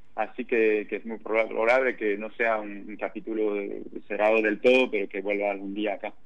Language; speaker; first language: Spanish; non-native, fluent; French